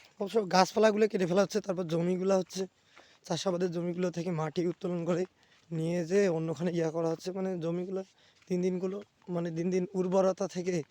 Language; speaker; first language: Bangla; native; Bangla